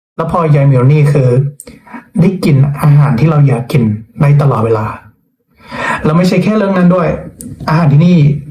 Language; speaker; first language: Thai; non-native, fluent; English